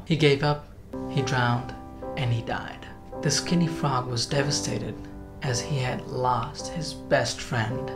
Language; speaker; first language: English; non-native, local second language; Bangla